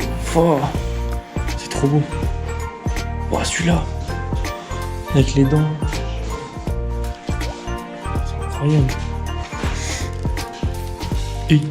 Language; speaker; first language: French; native; French